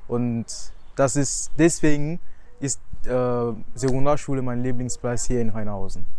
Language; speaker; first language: German; early bilingual, other home language; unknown